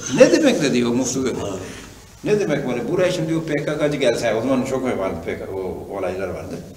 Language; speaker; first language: Turkish; non-native, fluent; Urdu